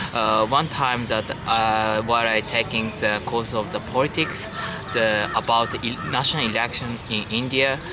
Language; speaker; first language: English; non-native, learner; Japanese